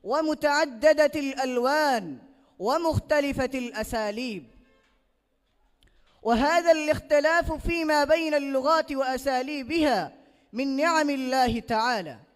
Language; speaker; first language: Arabic; non-native, learner; Bangla